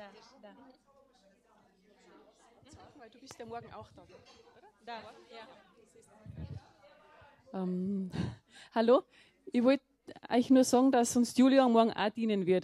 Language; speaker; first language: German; non-native, fluent; Russian